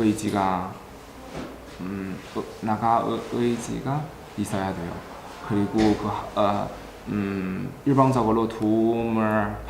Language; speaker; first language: Korean; non-native, learner; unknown